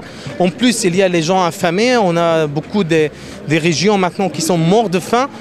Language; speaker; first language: French; non-native, fluent; Arabic